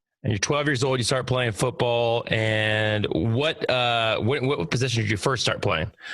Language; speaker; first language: English; native; English